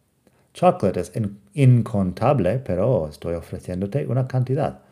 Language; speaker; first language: Spanish; non-native, fluent; English